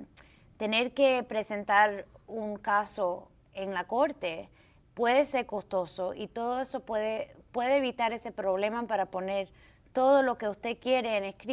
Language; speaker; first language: Spanish; early bilingual, heritage; English